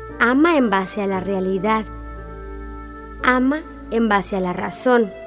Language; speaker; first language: Spanish; native; Spanish